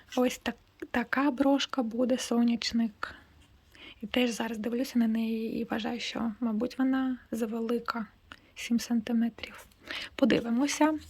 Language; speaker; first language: Ukrainian; non-native, local second language; Russian